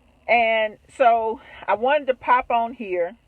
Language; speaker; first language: English; native; English